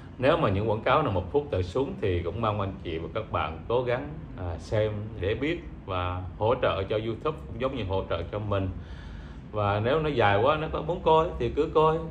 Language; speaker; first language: Vietnamese; native; Vietnamese